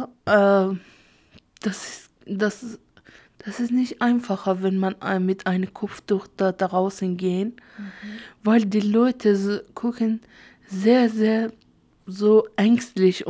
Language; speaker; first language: German; non-native, learner; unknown